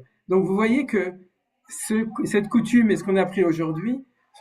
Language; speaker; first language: French; native; French